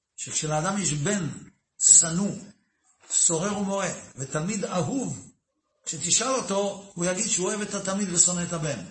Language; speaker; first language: Hebrew; native; Hebrew